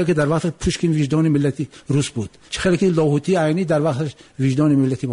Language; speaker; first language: Tajik; native; Tajik